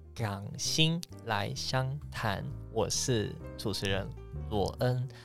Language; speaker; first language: Chinese; non-native, fluent; Cantonese